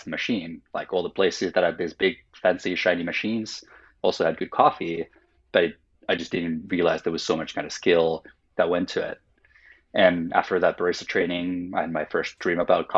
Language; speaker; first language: English; non-native, fluent; Finnish